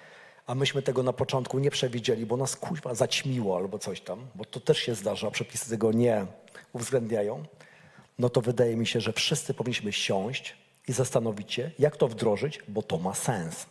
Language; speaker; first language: Polish; native; Polish